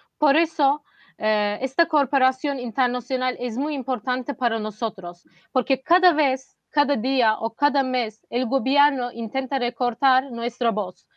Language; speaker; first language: Spanish; non-native, fluent; Turkish